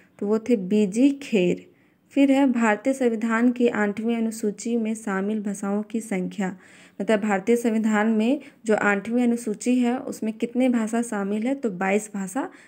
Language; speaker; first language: Hindi; native; Hindi